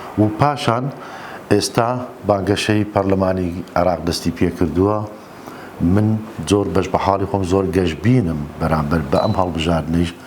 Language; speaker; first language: Central Kurdish; native; Central Kurdish